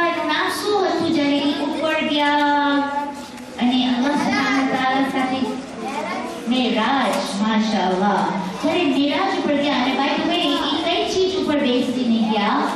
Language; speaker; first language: Gujarati; early bilingual, heritage; Gujarati